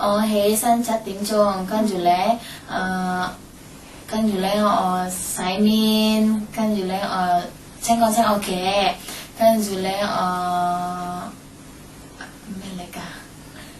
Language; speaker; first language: Cantonese; non-native, learner; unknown